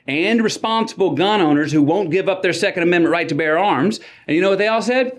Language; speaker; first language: English; native; English